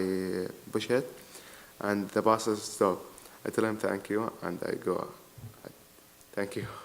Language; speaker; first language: English; non-native, learner; Arabic